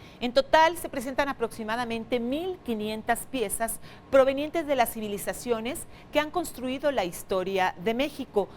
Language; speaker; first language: Spanish; native; Spanish